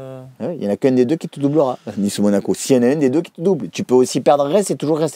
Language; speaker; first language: French; native; French